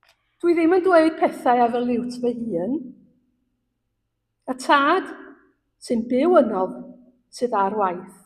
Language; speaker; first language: Welsh; native; Welsh